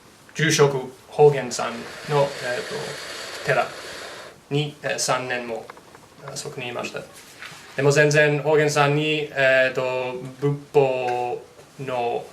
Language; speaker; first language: Japanese; non-native, learner; English